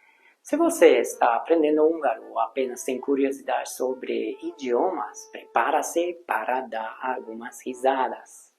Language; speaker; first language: Portuguese; non-native, fluent; Hungarian